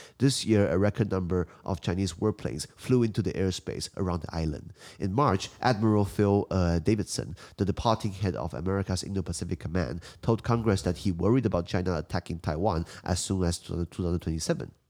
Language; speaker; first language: English; non-native, fluent; Chinese